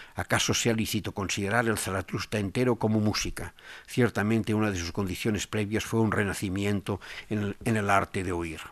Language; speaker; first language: Spanish; non-native, local second language; Catalan